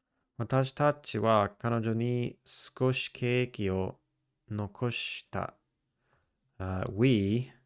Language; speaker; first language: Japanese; non-native, learner; English